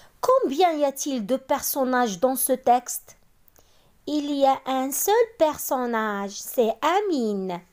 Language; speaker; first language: French; non-native, local second language; Arabic